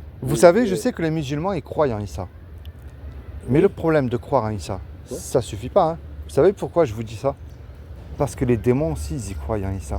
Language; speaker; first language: French; native; French